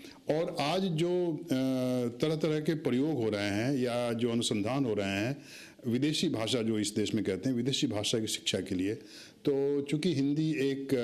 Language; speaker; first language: Hindi; native; Hindi